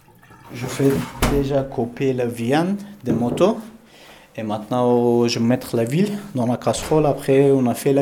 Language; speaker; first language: French; non-native, learner; Pashto